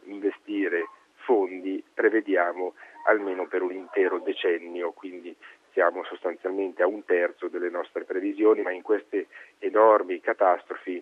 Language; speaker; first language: Italian; native; Italian